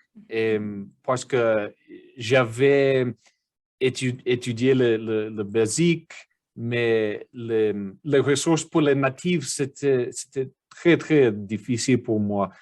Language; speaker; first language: French; non-native, learner; English